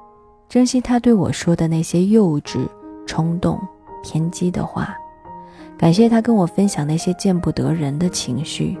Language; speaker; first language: Chinese; native; Chinese